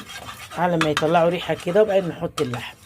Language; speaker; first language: Arabic; native; Arabic